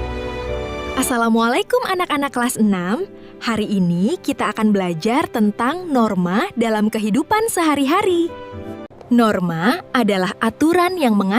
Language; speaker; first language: Indonesian; native; Indonesian